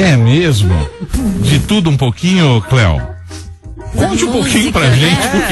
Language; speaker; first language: Portuguese; native; Portuguese